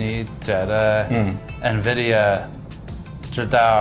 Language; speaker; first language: Chinese; non-native, learner; English